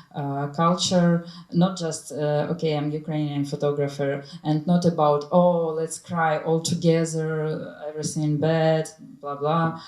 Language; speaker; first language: English; non-native, learner; Ukrainian